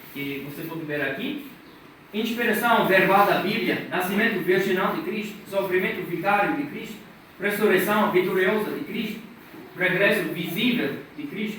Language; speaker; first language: Portuguese; non-native, fluent; English